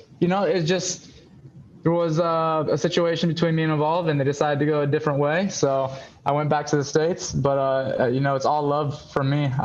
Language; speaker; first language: English; native; English